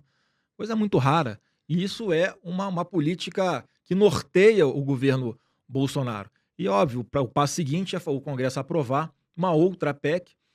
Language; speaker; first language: Portuguese; native; Portuguese